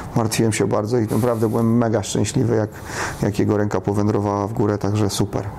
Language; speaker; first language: Polish; native; Polish